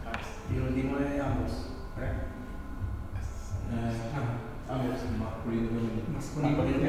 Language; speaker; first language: Spanish; non-native, local second language; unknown